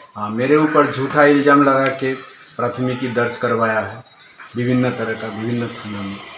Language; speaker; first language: Hindi; non-native, local second language; Bangla